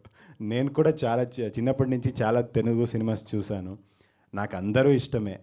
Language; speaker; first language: Telugu; non-native, local second language; Kannada